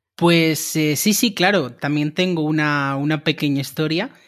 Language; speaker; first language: Spanish; native; Spanish